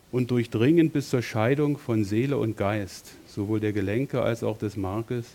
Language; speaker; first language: German; native; German